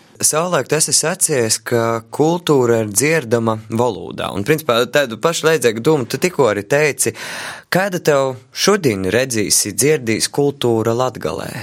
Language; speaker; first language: Latvian; native; Latvian